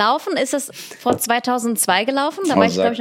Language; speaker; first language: German; early bilingual, other home language; Russian